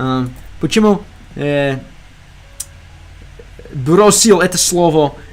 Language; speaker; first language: Russian; non-native, learner; English